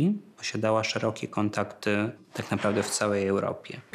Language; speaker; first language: Polish; native; Polish